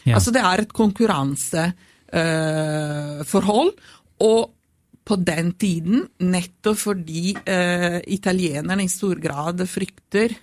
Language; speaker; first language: Norwegian; non-native, fluent; Italian